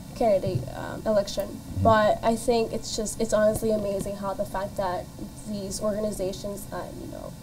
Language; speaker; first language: English; native; English